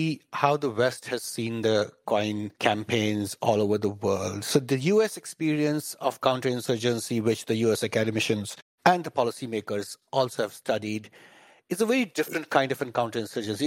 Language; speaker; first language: English; non-native, local second language; Kashmiri